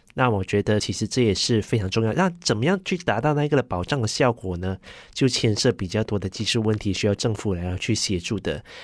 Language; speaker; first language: Chinese; native; Chinese